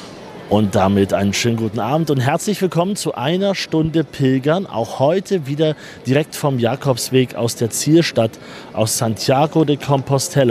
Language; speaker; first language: German; native; German